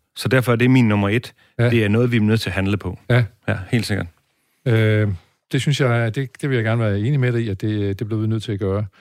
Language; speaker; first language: Danish; native; Danish